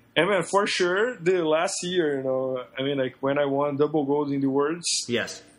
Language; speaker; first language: English; non-native, fluent; Portuguese